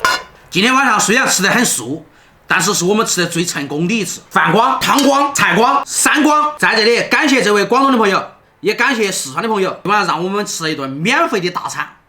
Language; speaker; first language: Chinese; native; Chinese